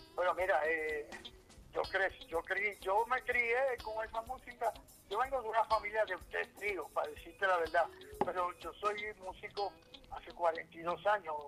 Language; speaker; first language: Spanish; early bilingual, heritage; Spanish